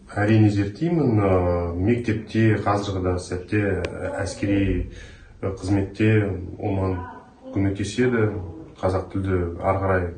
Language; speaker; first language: Kazakh; non-native, local second language; German